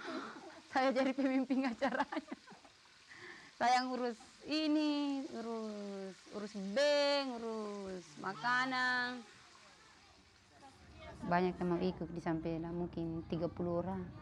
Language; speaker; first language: Indonesian; non-native, local second language; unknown